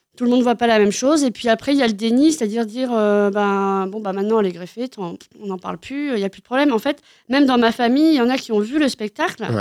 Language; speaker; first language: French; native; French